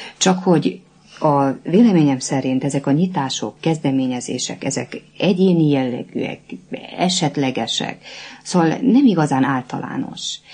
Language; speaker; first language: Hungarian; native; Hungarian